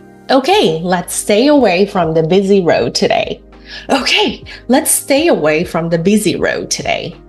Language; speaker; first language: English; non-native, fluent; Korean